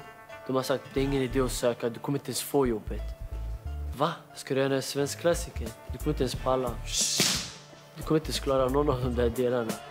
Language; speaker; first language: Swedish; non-native, local second language; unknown